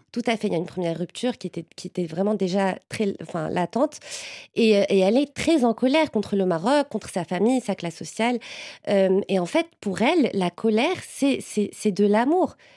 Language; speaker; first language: French; non-native, local second language; Arabic